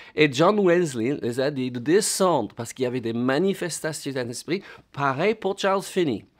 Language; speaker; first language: French; non-native, fluent; English